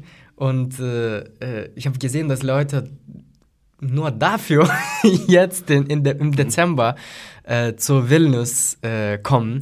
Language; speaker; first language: German; non-native, fluent; Lithuanian